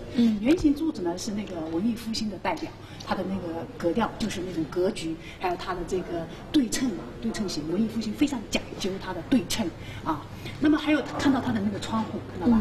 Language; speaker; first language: Chinese; native; Chinese